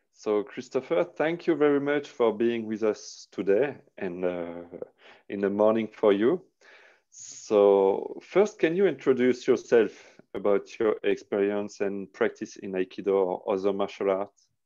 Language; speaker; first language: English; non-native, learner; French